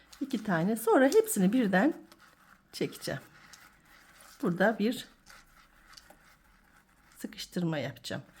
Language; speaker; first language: Turkish; native; Turkish